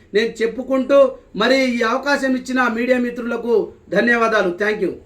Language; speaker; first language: Telugu; non-native, local second language; Lambadi